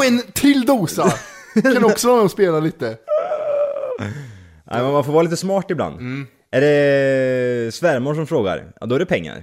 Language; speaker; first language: Swedish; native; Swedish